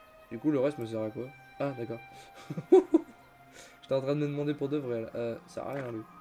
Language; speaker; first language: French; native; French